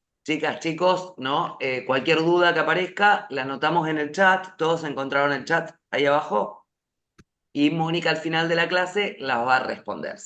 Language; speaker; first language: Spanish; native; Spanish